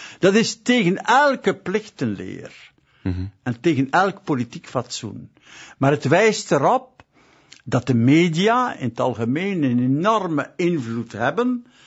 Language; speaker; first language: Dutch; native; Dutch